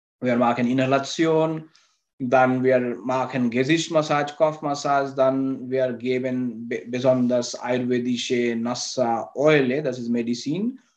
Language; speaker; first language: German; non-native, learner; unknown